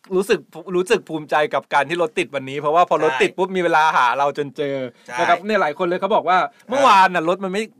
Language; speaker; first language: Thai; native; Thai